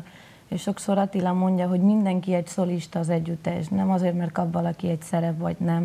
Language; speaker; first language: Hungarian; non-native, local second language; Spanish